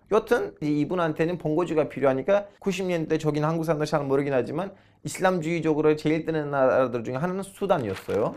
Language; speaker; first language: Korean; non-native, fluent; Turkish